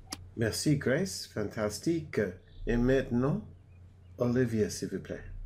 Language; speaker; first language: French; non-native, fluent; English